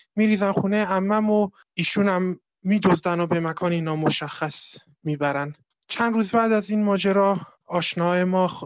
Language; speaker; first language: Persian; non-native, local second language; Kurdish